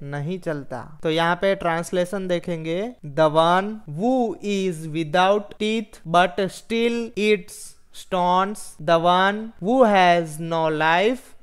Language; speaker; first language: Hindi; non-native, local second language; Gujarati